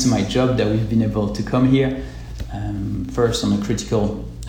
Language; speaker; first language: English; non-native, fluent; French